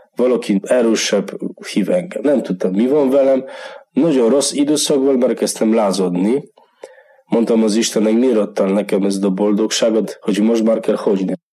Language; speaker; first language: Hungarian; non-native, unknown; Polish